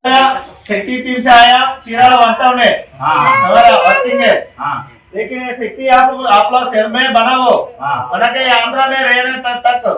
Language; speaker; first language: Hindi; non-native, local second language; Telugu